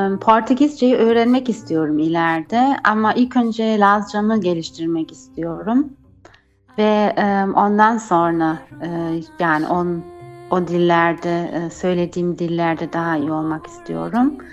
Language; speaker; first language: Turkish; early bilingual, heritage; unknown